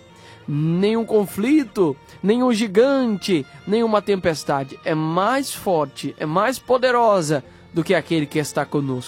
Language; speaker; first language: Portuguese; native; Portuguese